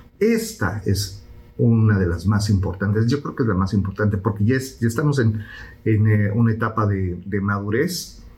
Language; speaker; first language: Spanish; native; Spanish